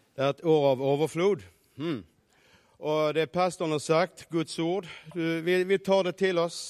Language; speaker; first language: Norwegian; non-native, fluent; Swedish